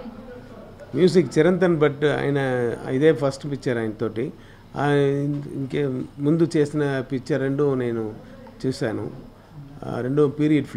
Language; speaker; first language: Telugu; non-native, learner; Tamil